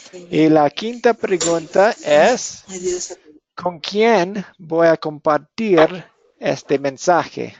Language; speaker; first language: Spanish; non-native, fluent; English